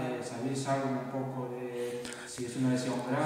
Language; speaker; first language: Spanish; native; Spanish